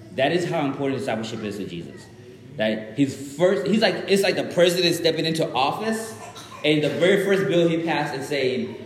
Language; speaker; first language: English; early bilingual, other home language; Shona